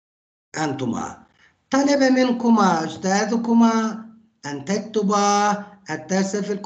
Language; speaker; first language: Arabic; non-native, fluent; Turkish